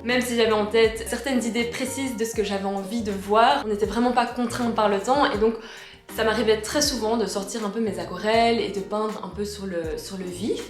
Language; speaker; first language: French; native; French